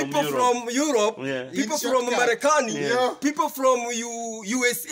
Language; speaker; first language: English; non-native, learner; Swahili